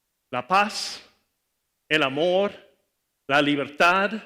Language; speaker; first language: Spanish; non-native, learner; English